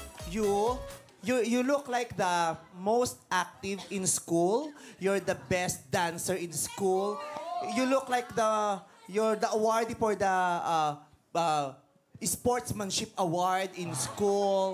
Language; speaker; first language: English; non-native, local second language; Filipino